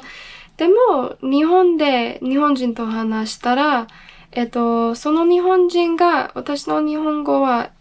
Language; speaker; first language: Japanese; non-native, learner; English